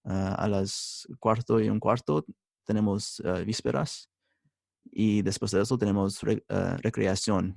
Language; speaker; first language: Spanish; early bilingual, heritage; Spanish